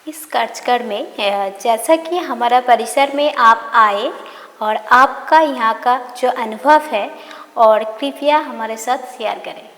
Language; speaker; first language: Hindi; non-native, local second language; Bangla